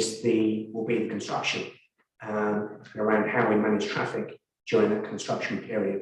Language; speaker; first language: English; native; English